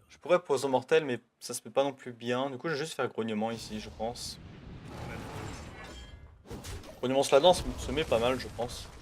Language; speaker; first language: French; native; French